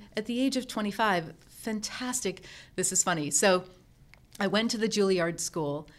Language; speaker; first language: English; native; English